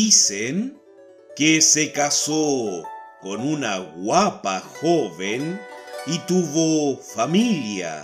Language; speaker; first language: Spanish; native; Spanish